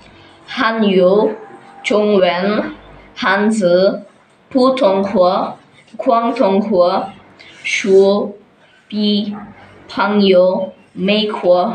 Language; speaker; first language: Chinese; non-native, learner; Bangla